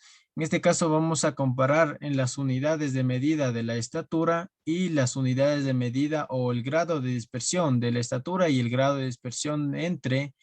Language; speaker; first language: Spanish; native; Spanish